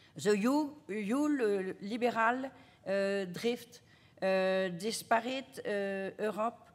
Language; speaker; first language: English; non-native, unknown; French